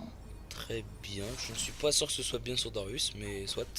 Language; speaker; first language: French; native; French